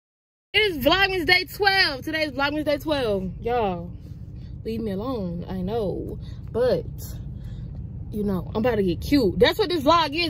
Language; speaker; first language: English; native; English